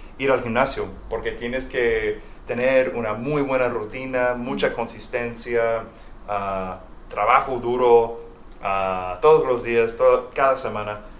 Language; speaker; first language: Spanish; non-native, fluent; English